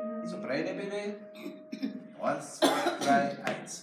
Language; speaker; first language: German; native; German